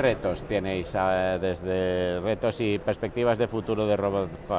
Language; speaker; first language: Spanish; native; Spanish